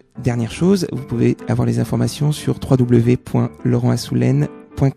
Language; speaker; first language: French; native; French